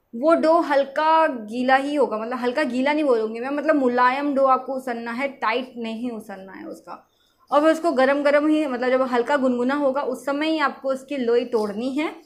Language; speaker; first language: Hindi; native; Hindi